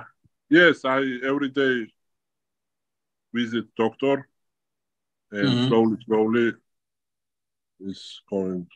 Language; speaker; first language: English; non-native, learner; Georgian